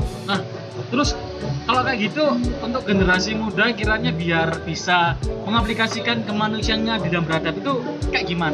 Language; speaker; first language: Indonesian; native; Indonesian